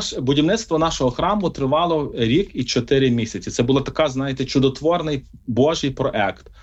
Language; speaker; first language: Ukrainian; native; Ukrainian